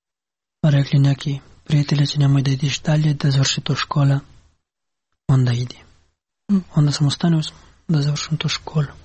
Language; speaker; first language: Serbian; non-native, learner; Pashto